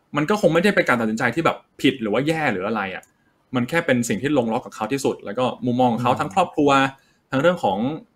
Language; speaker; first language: Thai; native; Thai